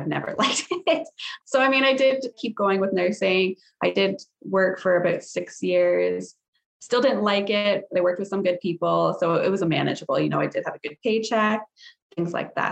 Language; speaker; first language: English; native; English